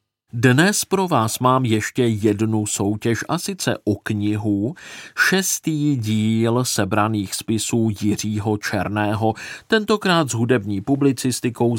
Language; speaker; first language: Czech; native; Czech